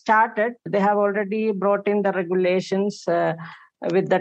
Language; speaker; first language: English; non-native, local second language; Malayalam